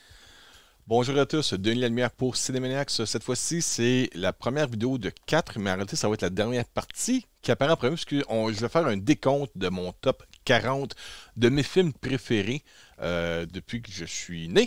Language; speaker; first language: French; native; French